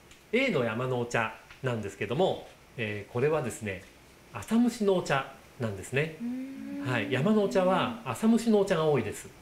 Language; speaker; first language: Japanese; native; Japanese